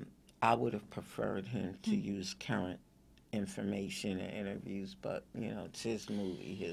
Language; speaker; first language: English; native; English